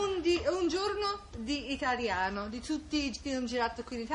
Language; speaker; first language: Italian; non-native, learner; English